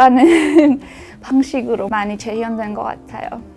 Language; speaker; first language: Korean; non-native, fluent; Persian